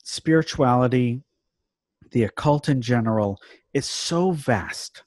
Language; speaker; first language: English; native; English